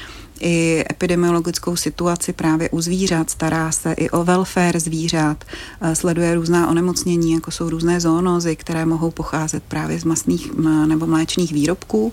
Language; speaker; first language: Czech; native; Czech